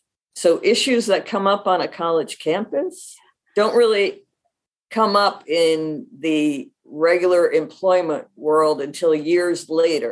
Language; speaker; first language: English; native; English